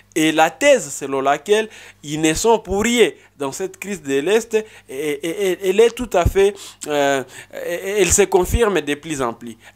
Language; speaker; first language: French; non-native, local second language; Swahili